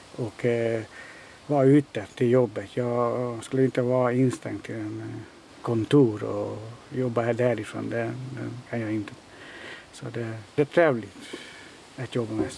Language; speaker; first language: Swedish; non-native, learner; Hungarian